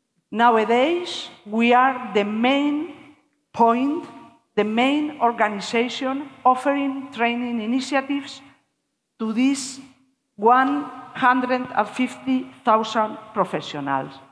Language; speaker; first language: English; non-native, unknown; Spanish